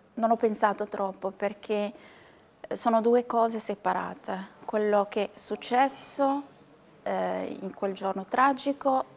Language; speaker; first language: Italian; non-native, fluent; Arabic